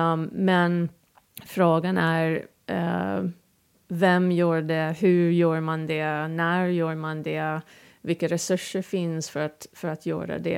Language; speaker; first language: Swedish; non-native, fluent; English